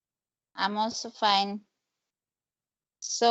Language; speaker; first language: English; non-native, learner; Bangla